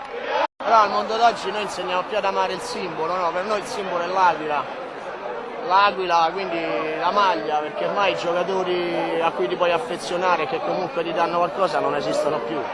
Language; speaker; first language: Italian; native; Italian